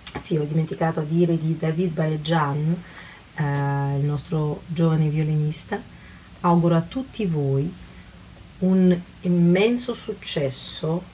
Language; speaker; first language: Italian; non-native, fluent; Russian